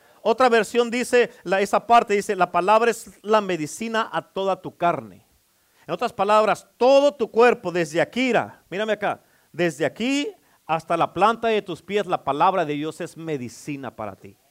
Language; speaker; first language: Spanish; native; Spanish